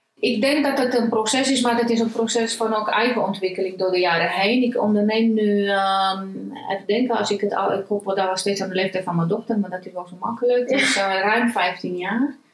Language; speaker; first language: Dutch; non-native, fluent; Romanian